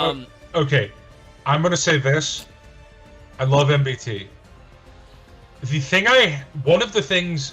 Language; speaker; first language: English; native; English